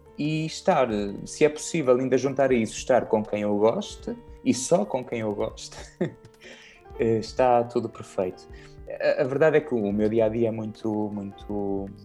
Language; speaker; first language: Portuguese; native; Portuguese